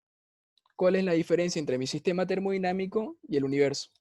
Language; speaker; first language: Spanish; native; Spanish